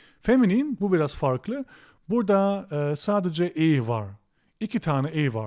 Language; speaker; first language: Turkish; non-native, fluent; German